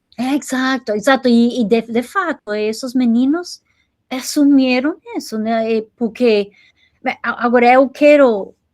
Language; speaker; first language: Portuguese; non-native, learner; English